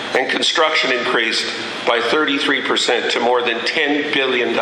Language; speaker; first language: English; native; English